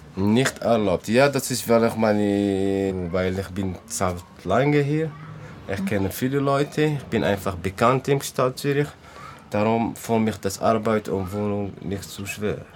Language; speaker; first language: German; non-native, learner; Arabic